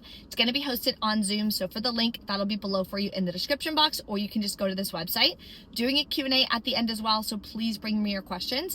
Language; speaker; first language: English; native; English